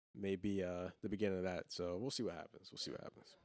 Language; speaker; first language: English; native; English